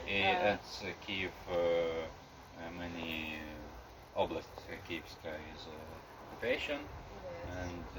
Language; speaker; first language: English; non-native, learner; Ukrainian